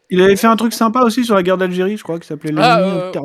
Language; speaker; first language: French; native; French